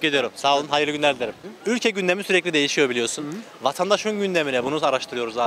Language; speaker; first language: Turkish; native; Turkish